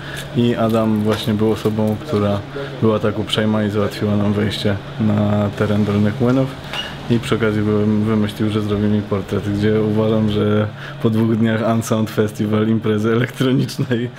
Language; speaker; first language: Polish; native; Polish